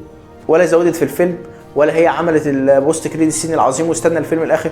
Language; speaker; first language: Arabic; native; Arabic